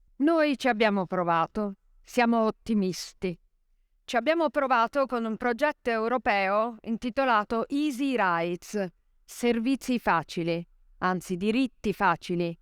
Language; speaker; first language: Italian; native; Italian